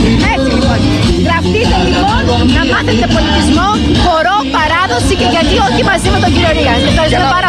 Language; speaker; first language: Greek; native; Greek